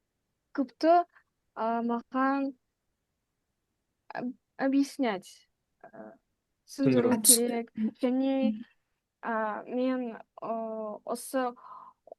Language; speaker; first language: Kazakh; non-native, local second language; Russian